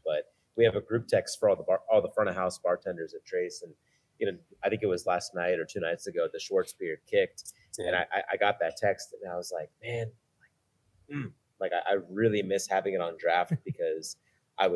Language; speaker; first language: English; native; English